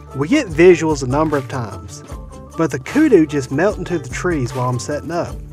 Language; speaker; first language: English; native; English